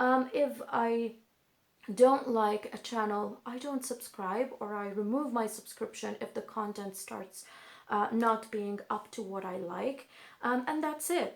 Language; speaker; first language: English; non-native, fluent; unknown